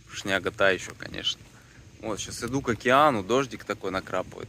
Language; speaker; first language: Russian; native; Russian